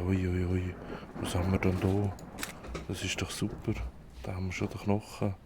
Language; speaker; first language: German; native; German